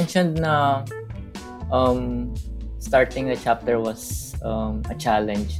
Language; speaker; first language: English; non-native, local second language; Hiligaynon